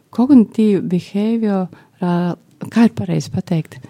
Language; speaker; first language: Latvian; native; Latvian